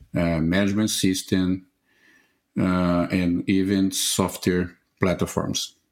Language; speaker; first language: English; non-native, fluent; Portuguese